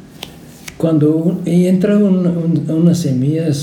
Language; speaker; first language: Spanish; non-native, fluent; English